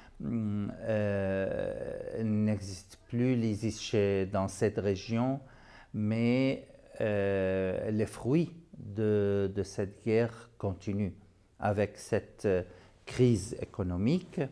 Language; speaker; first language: French; non-native, fluent; Arabic